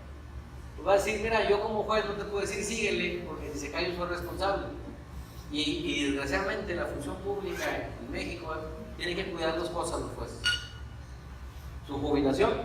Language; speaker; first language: Spanish; native; Spanish